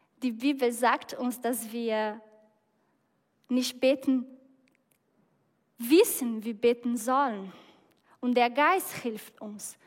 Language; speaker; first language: German; non-native, fluent; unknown